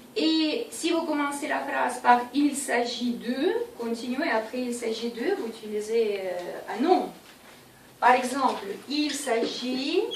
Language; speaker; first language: French; non-native, fluent; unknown